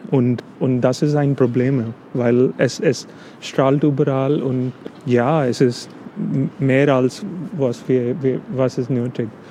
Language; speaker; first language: German; non-native, fluent; English